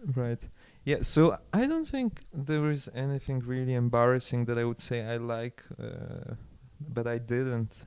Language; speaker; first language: English; non-native, fluent; Polish